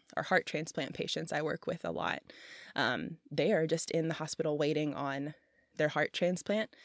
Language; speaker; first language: English; native; English